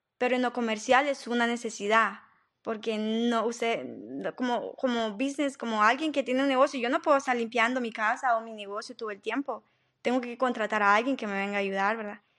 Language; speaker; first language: Spanish; native; Spanish